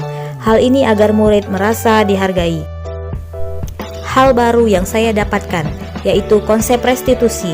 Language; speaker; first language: Indonesian; native; Indonesian